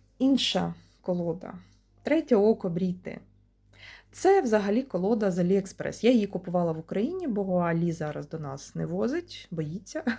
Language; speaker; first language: Ukrainian; non-native, local second language; Russian